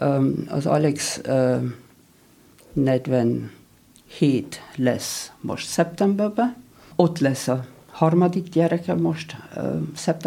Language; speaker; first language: Hungarian; non-native, learner; German